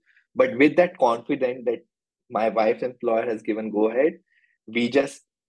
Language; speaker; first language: English; non-native, local second language; Hindi